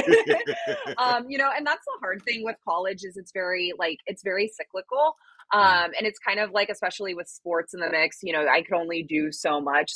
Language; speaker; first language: English; native; English